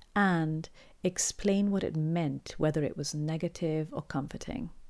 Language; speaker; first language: English; non-native, local second language; Urdu